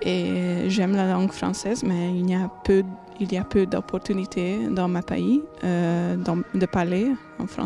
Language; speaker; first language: French; non-native, fluent; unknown